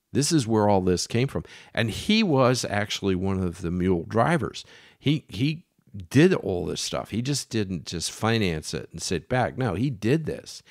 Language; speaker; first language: English; native; English